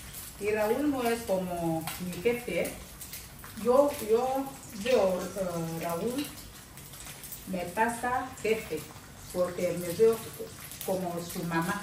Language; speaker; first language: Spanish; non-native, learner; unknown